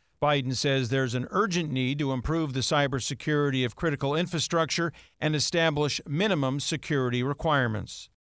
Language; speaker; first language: English; native; English